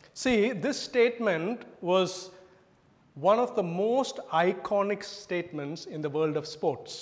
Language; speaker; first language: English; non-native, local second language; Tamil